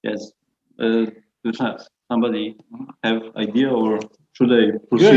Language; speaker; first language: English; non-native, fluent; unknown